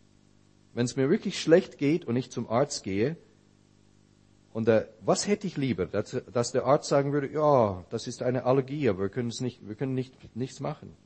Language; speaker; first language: German; non-native, fluent; English